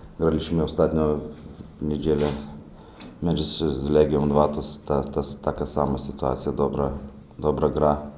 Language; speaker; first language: Polish; non-native, learner; Lithuanian